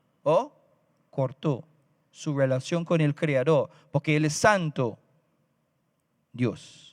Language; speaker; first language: Spanish; non-native, fluent; English